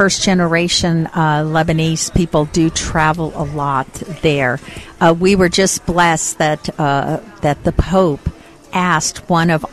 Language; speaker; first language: English; non-native, fluent; Arabic